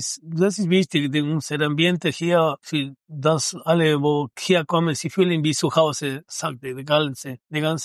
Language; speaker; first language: German; non-native, learner; Spanish